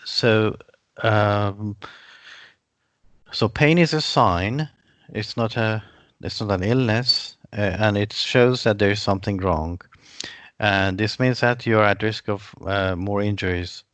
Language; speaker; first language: English; non-native, fluent; Persian